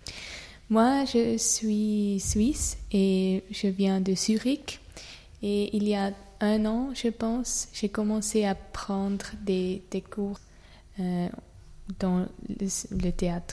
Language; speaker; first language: French; non-native, learner; German